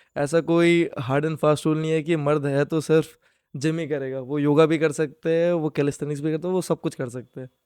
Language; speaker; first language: Hindi; native; Hindi